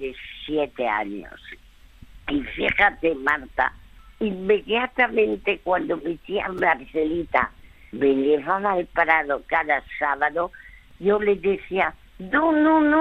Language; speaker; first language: Spanish; early bilingual, other home language; French